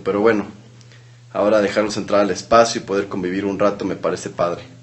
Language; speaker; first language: Spanish; native; Spanish